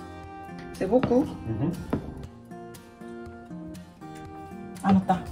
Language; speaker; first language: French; non-native, learner; Korean